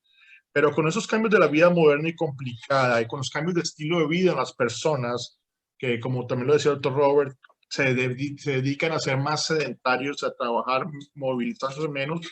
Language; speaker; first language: Spanish; native; Spanish